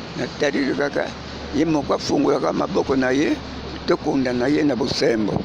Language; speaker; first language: Lingala; non-native, local second language; Kongo